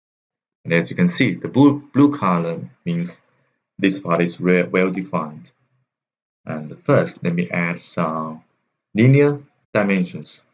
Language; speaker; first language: English; non-native, fluent; Chinese